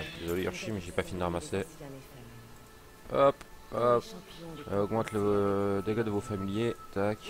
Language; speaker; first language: French; native; French